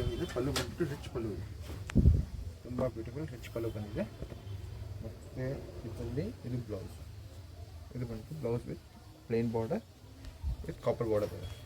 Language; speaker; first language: Kannada; non-native, local second language; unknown